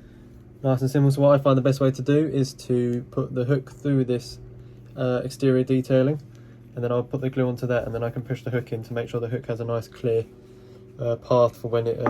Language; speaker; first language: English; native; English